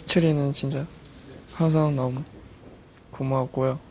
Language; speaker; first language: Korean; non-native, learner; Chinese